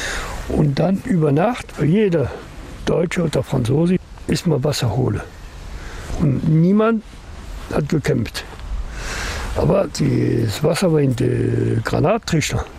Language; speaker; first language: German; non-native, learner; French